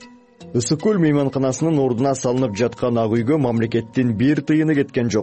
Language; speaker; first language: Kyrgyz; native; Kyrgyz